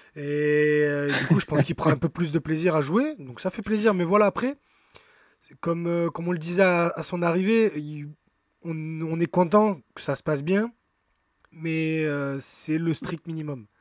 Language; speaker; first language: French; native; French